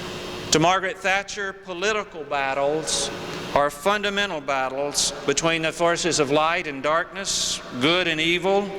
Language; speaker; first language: English; native; English